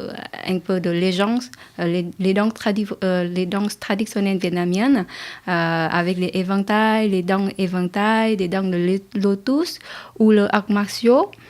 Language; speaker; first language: French; non-native, learner; Vietnamese